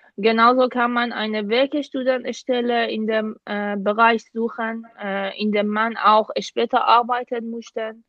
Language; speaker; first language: German; non-native, fluent; Persian